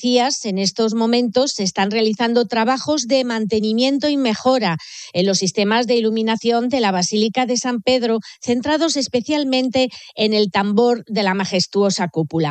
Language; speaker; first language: Spanish; native; Spanish